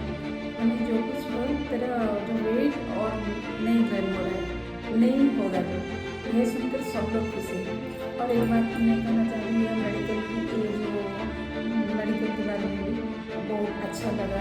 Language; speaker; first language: Hindi; non-native, local second language; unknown